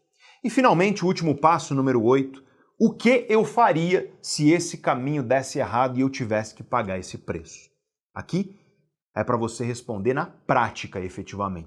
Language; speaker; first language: Portuguese; native; Portuguese